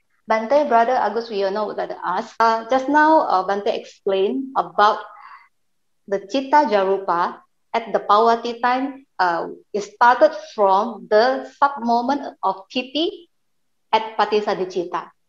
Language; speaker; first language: English; non-native, fluent; Indonesian